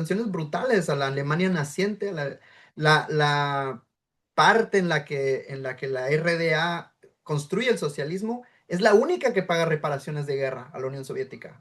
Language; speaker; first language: Spanish; native; Spanish